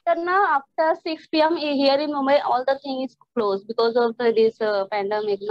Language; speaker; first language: English; non-native, learner; Hindi